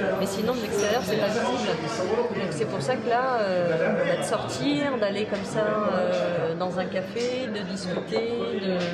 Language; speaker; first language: French; native; French